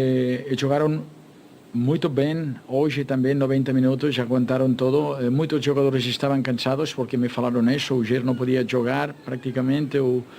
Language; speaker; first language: Portuguese; non-native, fluent; Catalan